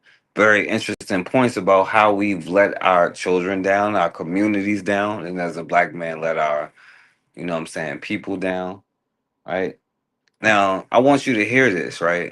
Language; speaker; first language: English; native; English